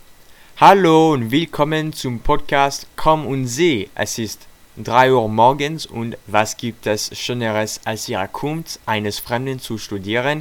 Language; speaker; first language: German; non-native, learner; French